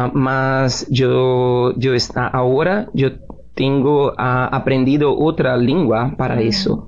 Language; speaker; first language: Spanish; non-native, learner; Portuguese